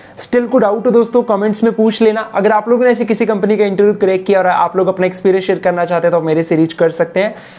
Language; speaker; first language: Hindi; native; Hindi